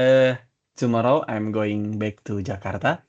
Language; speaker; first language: English; non-native, learner; Indonesian